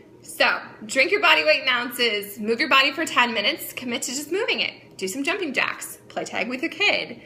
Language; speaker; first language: English; native; English